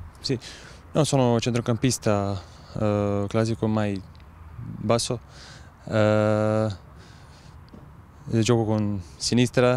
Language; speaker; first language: Italian; non-native, learner; Croatian